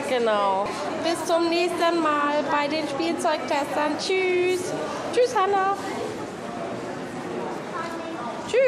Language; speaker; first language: German; native; German